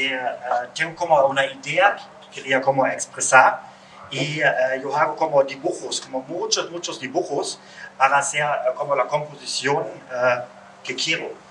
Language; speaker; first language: Spanish; non-native, learner; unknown